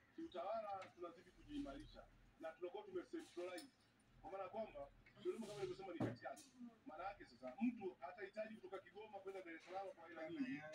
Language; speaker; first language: Swahili; native; Swahili